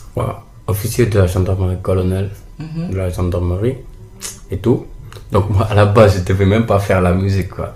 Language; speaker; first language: French; non-native, local second language; Wolof